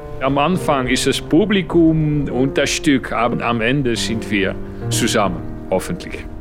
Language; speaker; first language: German; non-native, fluent; Dutch